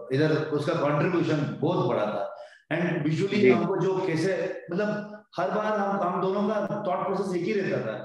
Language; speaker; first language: Hindi; non-native, local second language; Kannada